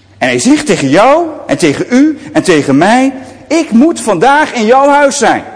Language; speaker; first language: Dutch; native; Dutch